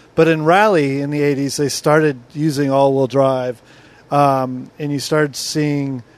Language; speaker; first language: English; native; English